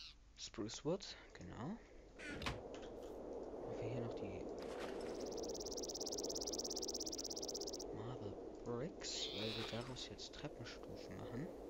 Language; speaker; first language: German; native; German